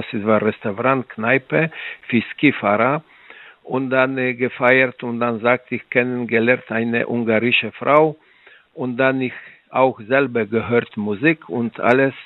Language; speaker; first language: German; non-native, learner; Polish